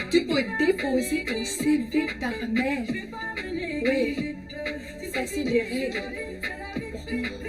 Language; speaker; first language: French; non-native, fluent; English